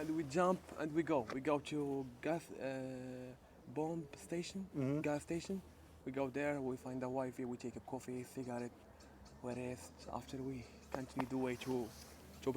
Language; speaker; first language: English; non-native, learner; Arabic